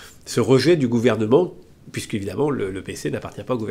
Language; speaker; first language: French; native; French